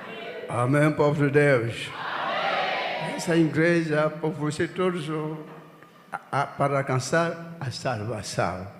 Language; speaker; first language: Portuguese; non-native, learner; Lingala